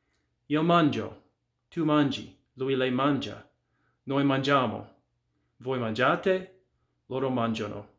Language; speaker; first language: Italian; non-native, fluent; English